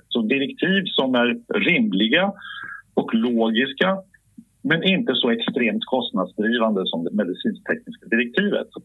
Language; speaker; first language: Swedish; native; Swedish